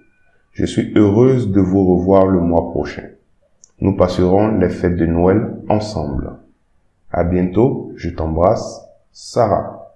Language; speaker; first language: French; non-native, fluent; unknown